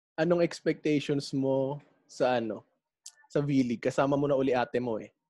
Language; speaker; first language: Filipino; native; Filipino